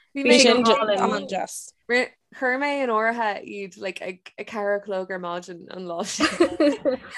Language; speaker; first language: Irish; non-native, local second language; English